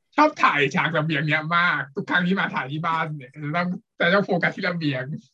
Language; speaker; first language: Thai; native; Thai